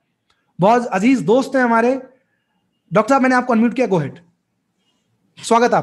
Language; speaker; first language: Hindi; native; Hindi